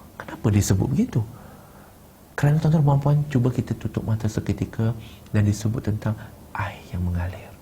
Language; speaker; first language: Malay; non-native, local second language; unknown